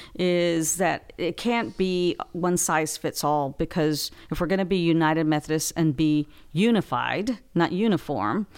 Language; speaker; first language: English; native; English